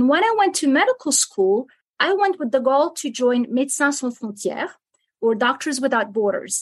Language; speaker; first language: English; non-native, fluent; Arabic